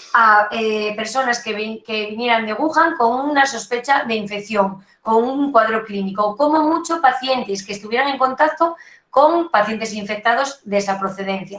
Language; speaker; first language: Spanish; native; Spanish